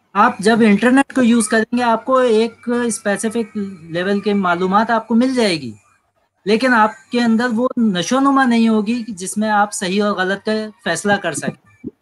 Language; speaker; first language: Urdu; native; Urdu